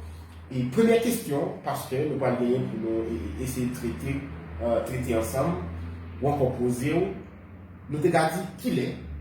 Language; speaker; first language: Haitian Creole; native; Haitian Creole